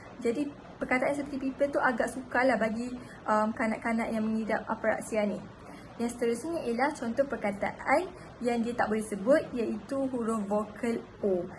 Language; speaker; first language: Malay; native; Malay